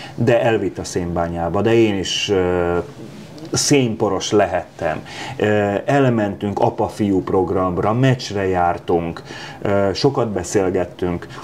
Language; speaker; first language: Hungarian; native; Hungarian